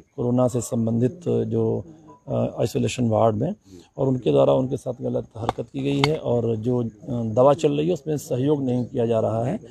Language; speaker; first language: Hindi; native; Hindi